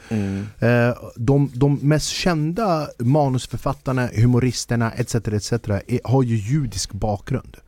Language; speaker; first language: Swedish; early bilingual, other home language; Kurdish